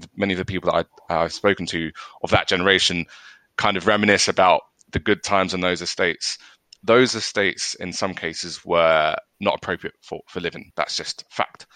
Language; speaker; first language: English; native; English